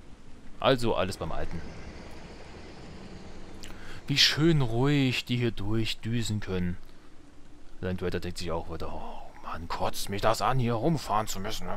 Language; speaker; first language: German; native; German